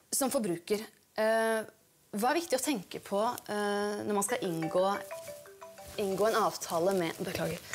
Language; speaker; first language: Norwegian; native; Norwegian